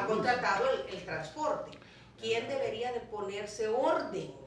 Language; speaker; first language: Spanish; native; Spanish